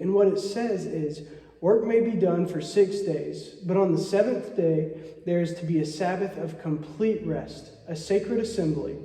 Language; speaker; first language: English; native; English